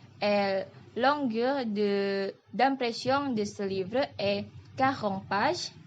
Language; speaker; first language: French; non-native, learner; Indonesian